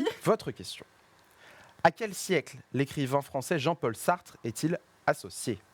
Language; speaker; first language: French; native; French